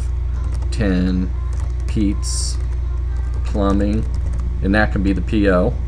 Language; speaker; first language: English; native; English